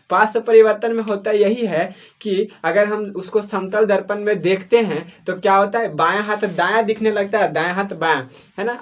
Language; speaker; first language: Hindi; native; Hindi